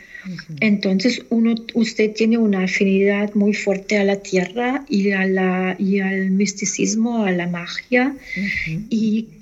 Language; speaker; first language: Spanish; non-native, fluent; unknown